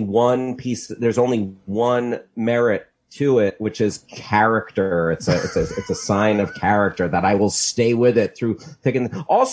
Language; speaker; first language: English; native; English